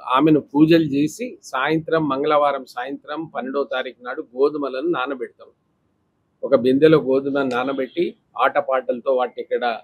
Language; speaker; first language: Telugu; non-native, local second language; Lambadi